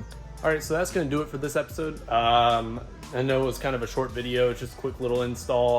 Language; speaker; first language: English; native; English